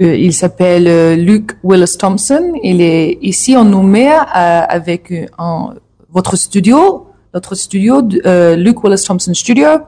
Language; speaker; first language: French; non-native, learner; English